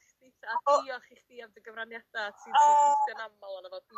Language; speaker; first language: Welsh; native; Welsh